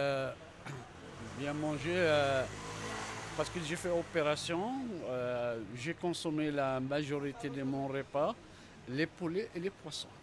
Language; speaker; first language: French; non-native, learner; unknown